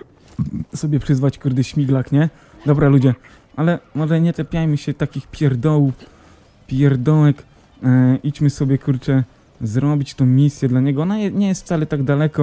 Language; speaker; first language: Polish; native; Polish